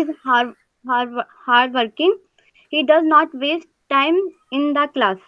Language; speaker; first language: English; non-native, learner; Hindi